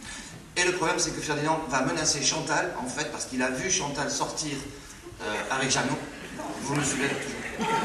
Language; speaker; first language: French; native; French